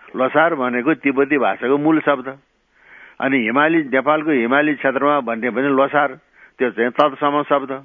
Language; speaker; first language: Nepali; non-native, local second language; Gurung